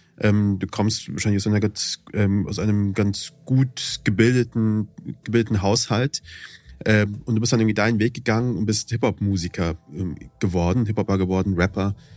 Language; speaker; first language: German; early bilingual, other home language; Persian